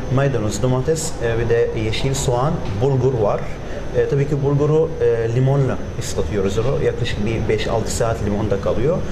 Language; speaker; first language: Turkish; non-native, fluent; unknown